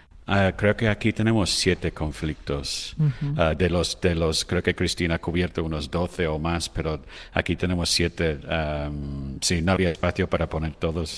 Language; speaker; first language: Spanish; non-native, fluent; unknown